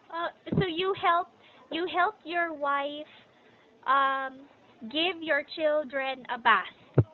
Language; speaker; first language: English; non-native, fluent; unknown